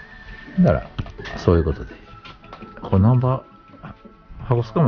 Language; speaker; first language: Japanese; native; Japanese